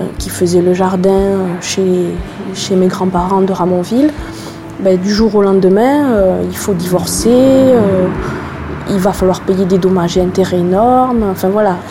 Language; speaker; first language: French; native; French